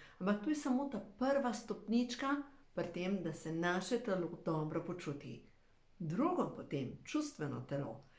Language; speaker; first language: Slovenian; native; Slovenian